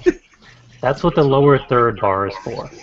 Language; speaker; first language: English; native; English